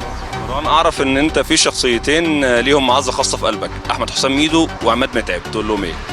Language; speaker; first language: Arabic; native; Arabic